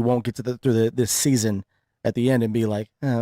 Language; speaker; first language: English; native; English